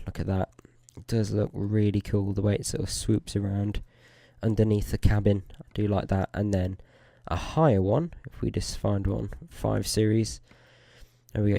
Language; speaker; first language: English; native; English